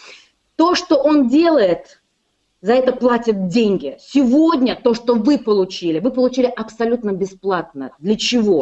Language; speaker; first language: Russian; native; Russian